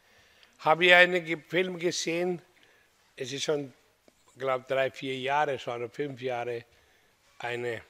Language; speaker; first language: German; non-native, fluent; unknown